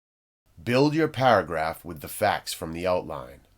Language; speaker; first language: English; native; English